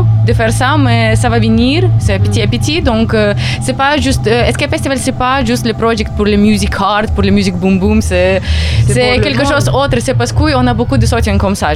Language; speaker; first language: French; non-native, learner; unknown